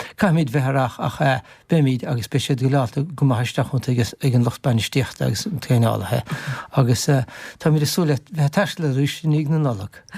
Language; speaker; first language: Irish; native; Irish